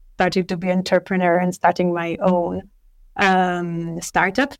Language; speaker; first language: English; non-native, fluent; Italian